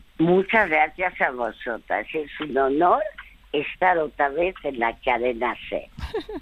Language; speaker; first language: Spanish; early bilingual, other home language; French